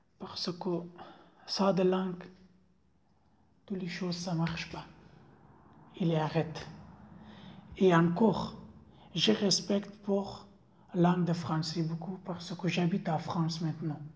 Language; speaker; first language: French; non-native, learner; Pashto